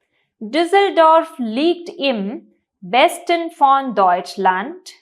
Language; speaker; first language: German; non-native, fluent; Hindi